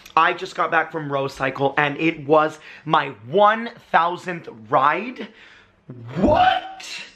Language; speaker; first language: English; native; English